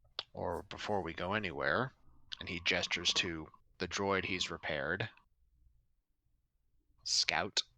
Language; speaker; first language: English; native; English